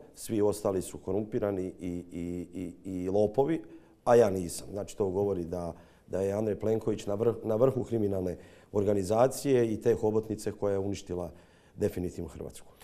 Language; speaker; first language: Croatian; native; Croatian